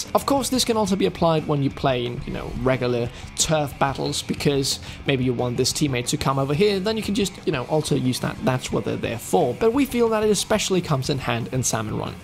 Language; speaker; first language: English; non-native, fluent; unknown